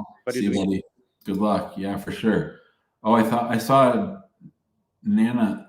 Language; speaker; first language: English; native; English